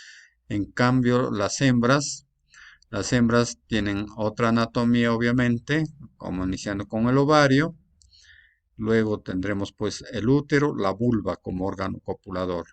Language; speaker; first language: Spanish; native; Spanish